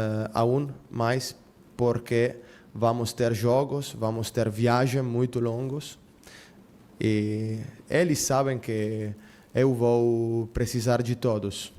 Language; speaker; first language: Portuguese; non-native, fluent; Spanish